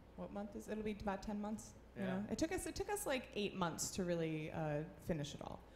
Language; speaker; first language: English; native; English